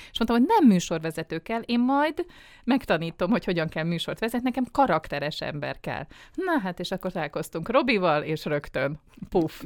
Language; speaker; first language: Hungarian; native; Hungarian